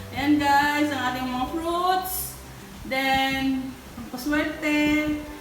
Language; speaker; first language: Filipino; non-native, local second language; Cebuano